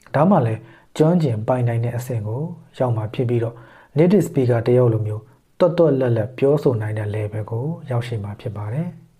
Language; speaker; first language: Burmese; native; Burmese